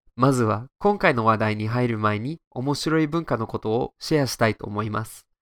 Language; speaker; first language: Japanese; non-native, fluent; English